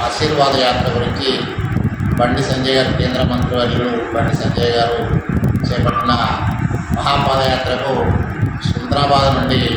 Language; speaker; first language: Telugu; native; Telugu